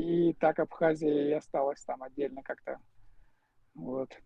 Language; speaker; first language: Russian; native; Russian